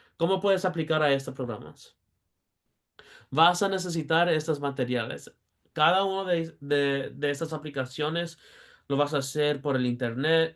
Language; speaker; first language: Spanish; early bilingual, heritage; Spanish